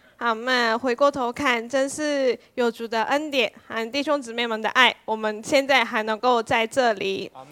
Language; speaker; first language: Chinese; non-native, fluent; Korean